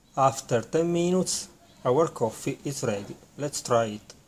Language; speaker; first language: English; non-native, learner; Italian